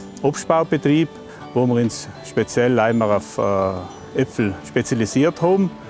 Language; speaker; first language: German; native; German